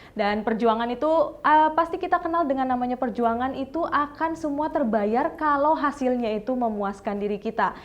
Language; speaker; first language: Indonesian; native; Indonesian